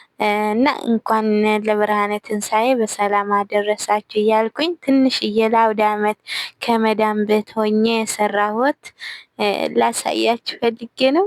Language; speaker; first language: Amharic; non-native, local second language; Tigrinya